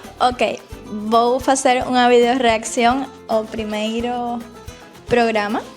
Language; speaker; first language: Galician; non-native, learner; Spanish